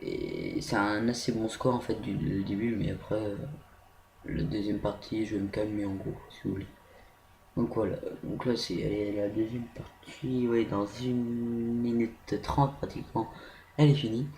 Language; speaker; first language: French; native; French